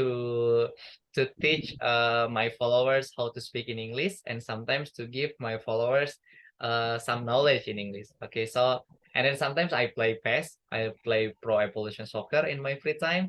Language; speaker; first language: English; non-native, fluent; Indonesian